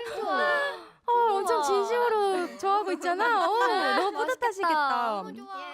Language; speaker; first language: Korean; native; Korean